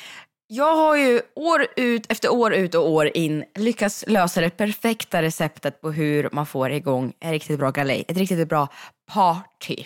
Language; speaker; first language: Swedish; native; Swedish